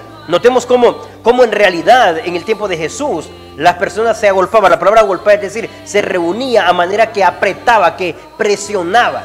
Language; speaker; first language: Spanish; native; Spanish